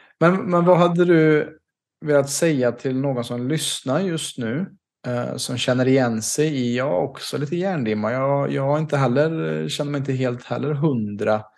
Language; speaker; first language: Swedish; native; Swedish